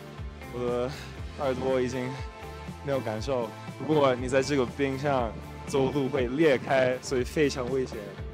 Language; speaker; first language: Chinese; non-native, fluent; English